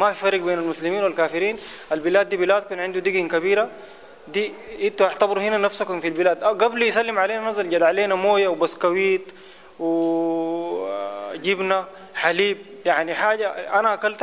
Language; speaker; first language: Arabic; native; Arabic